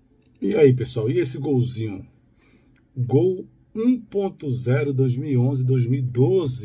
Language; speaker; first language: Portuguese; native; Portuguese